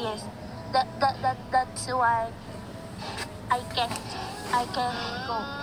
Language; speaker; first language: English; non-native, learner; Filipino